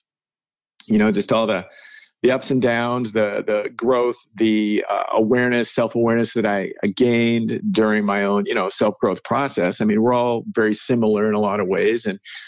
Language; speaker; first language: English; native; English